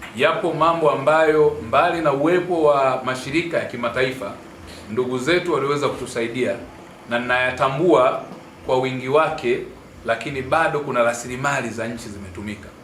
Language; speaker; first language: Swahili; native; Swahili